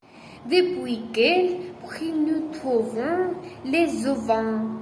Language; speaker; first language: French; non-native, learner; Spanish